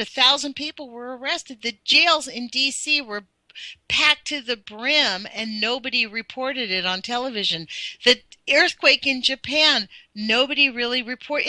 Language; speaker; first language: English; native; English